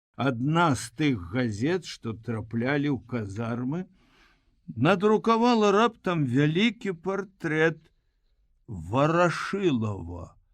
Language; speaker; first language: Belarusian; native; Belarusian